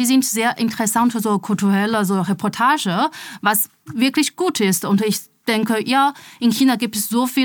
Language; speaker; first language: German; non-native, fluent; Chinese